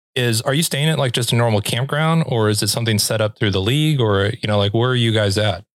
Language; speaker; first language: English; native; English